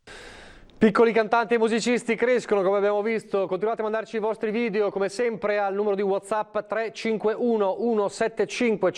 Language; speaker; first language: Italian; native; Italian